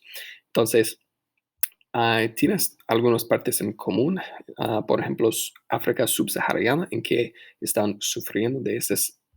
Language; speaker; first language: Spanish; non-native, fluent; English